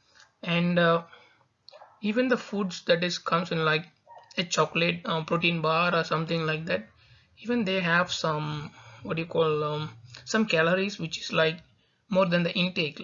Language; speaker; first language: English; non-native, local second language; Tamil